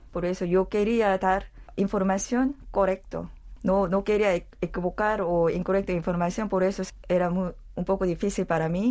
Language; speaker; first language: Spanish; non-native, learner; Korean